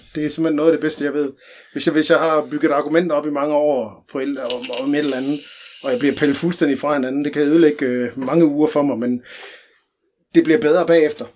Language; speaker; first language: Danish; native; Danish